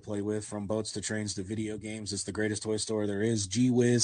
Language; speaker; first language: English; native; English